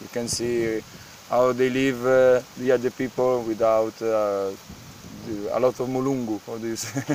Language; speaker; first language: English; non-native, learner; Spanish